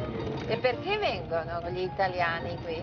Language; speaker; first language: Italian; non-native, learner; Serbian